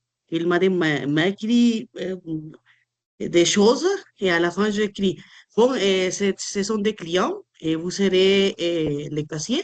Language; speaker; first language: French; non-native, fluent; Spanish